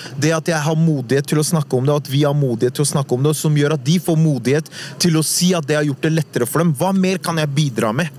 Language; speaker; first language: Norwegian; early bilingual, other home language; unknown